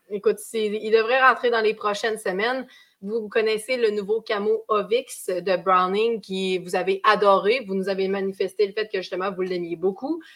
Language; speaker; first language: French; native; French